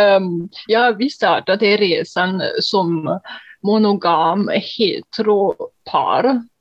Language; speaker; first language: Swedish; non-native, fluent; German